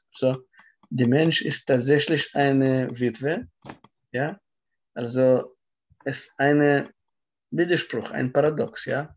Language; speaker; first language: German; non-native, fluent; Russian